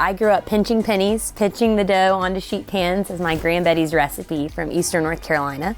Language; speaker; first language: English; native; English